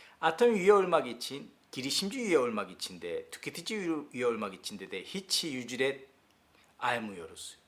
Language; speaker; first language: Turkish; non-native, learner; Korean